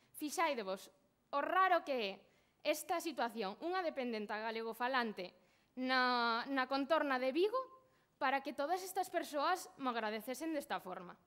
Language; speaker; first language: Galician; non-native, local second language; Spanish